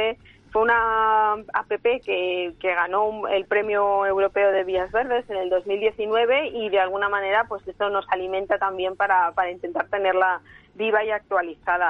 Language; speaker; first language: Spanish; native; Spanish